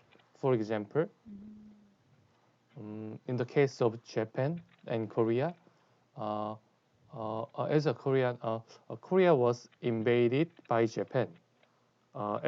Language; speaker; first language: English; non-native, learner; Korean